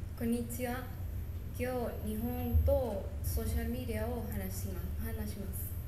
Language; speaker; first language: Japanese; non-native, learner; Spanish